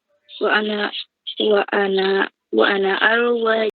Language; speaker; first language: Arabic; non-native, learner; Indonesian